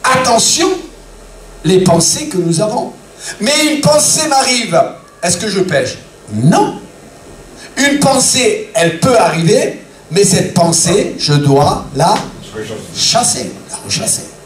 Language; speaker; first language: French; native; French